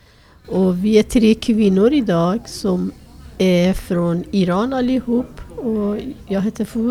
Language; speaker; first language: Swedish; non-native, fluent; Persian